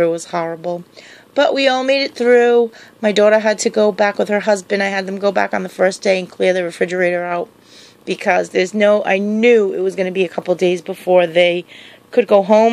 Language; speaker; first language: English; native; English